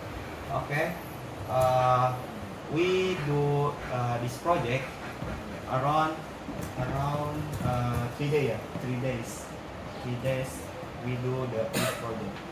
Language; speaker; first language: English; non-native, learner; Indonesian